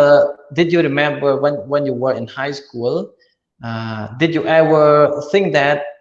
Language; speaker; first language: English; non-native, learner; Khmer